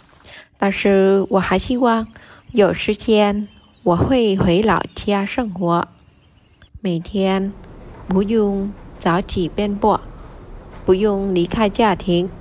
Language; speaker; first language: Chinese; non-native, learner; Vietnamese